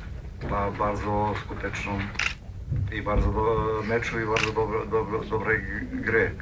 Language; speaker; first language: Polish; non-native, learner; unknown